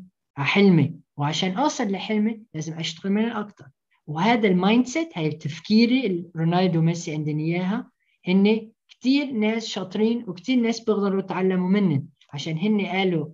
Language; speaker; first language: Arabic; early bilingual, heritage; Arabic